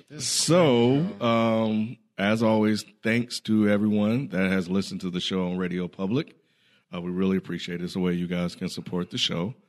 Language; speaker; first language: English; native; English